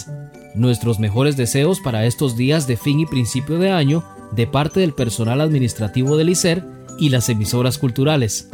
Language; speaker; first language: Spanish; native; Spanish